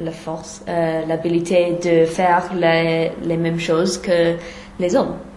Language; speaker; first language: French; non-native, fluent; English